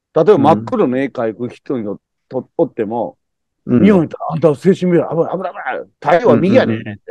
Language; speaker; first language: Japanese; native; Japanese